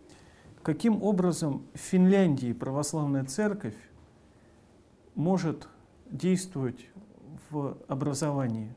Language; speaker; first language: Russian; native; Russian